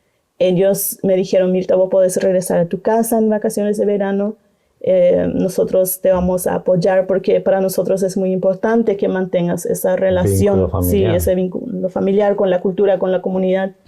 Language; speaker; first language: Spanish; non-native, local second language; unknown